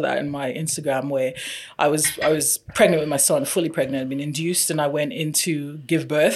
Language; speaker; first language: English; non-native, local second language; Yoruba